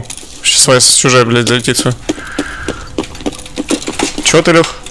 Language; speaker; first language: Russian; native; Russian